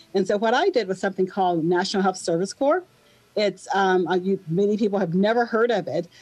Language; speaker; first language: English; native; English